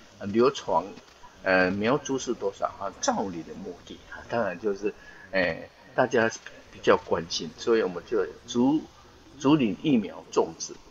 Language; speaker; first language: Chinese; native; Chinese